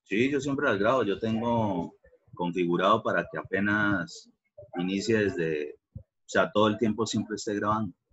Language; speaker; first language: Spanish; native; Spanish